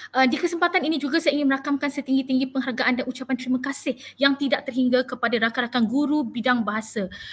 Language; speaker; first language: Malay; native; Malay